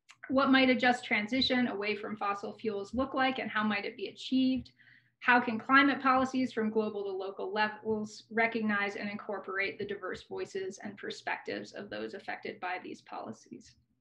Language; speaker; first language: English; native; English